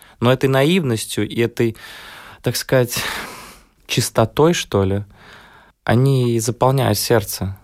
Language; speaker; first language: Russian; native; Russian